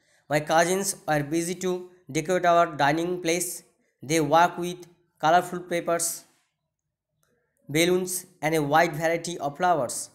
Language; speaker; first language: English; non-native, local second language; Bangla